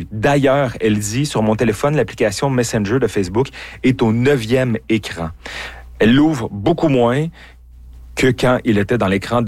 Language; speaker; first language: French; native; French